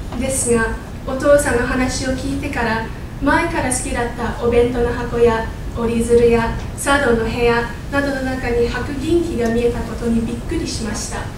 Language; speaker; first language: Japanese; non-native, fluent; English